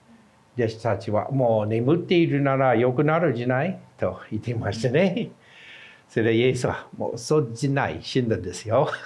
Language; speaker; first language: Japanese; non-native, fluent; English